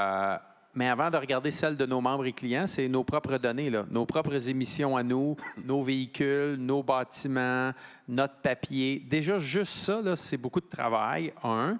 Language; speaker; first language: French; native; French